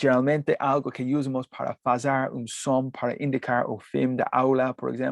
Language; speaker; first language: Portuguese; non-native, learner; English